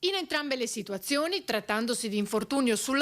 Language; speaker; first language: Italian; native; Italian